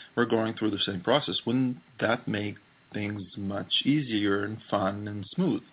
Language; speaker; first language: English; non-native, fluent; Hebrew